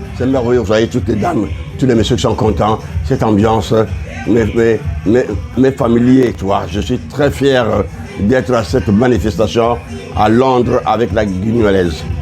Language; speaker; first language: French; non-native, local second language; Lingala